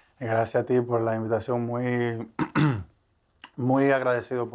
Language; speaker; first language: Spanish; native; Spanish